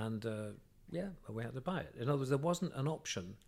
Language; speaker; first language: English; native; English